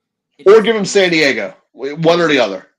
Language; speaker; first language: English; native; English